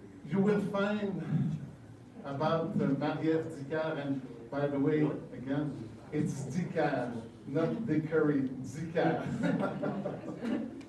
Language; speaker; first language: English; non-native, fluent; French